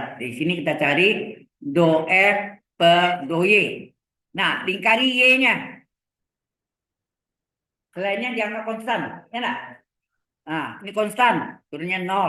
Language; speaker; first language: Indonesian; native; Indonesian